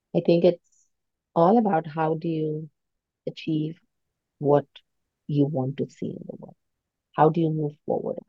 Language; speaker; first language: English; non-native, local second language; Hindi